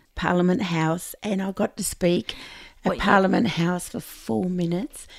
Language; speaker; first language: English; native; English